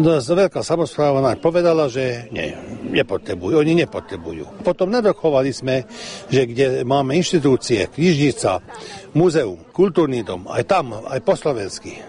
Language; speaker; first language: Slovak; early bilingual, heritage; Slovak